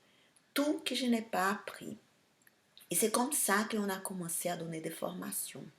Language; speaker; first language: French; non-native, fluent; Portuguese